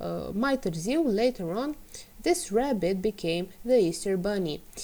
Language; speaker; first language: English; non-native, fluent; Romanian